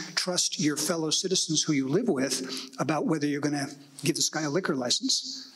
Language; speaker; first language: English; native; English